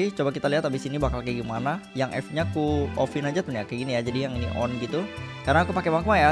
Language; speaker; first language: Indonesian; native; Indonesian